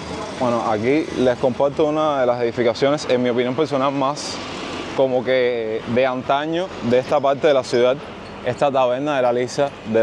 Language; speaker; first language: Spanish; native; Spanish